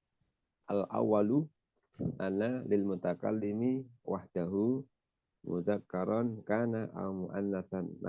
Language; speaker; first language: Arabic; non-native, learner; Indonesian